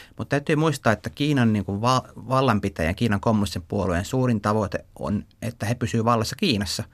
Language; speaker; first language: Finnish; native; Finnish